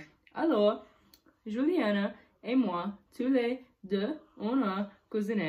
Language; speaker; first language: French; non-native, learner; English